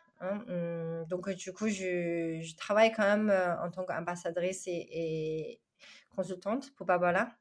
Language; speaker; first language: French; non-native, fluent; Chinese